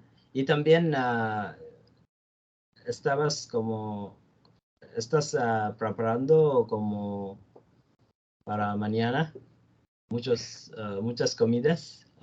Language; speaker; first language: Spanish; non-native, learner; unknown